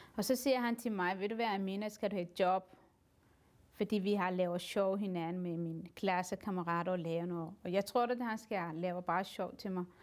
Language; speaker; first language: Danish; non-native, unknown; Somali